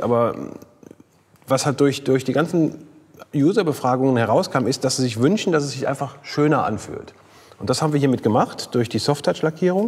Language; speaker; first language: German; native; German